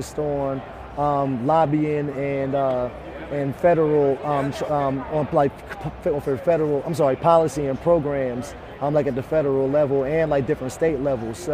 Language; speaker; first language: English; native; English